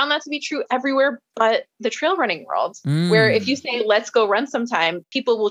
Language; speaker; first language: English; native; English